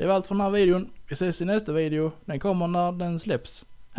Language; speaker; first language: Swedish; native; Swedish